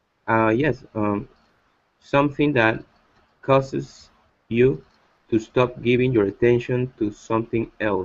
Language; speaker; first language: English; non-native, learner; Spanish